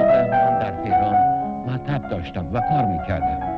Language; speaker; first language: Persian; native; Persian